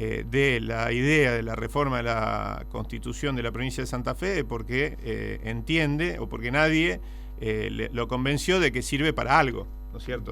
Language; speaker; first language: Spanish; native; Spanish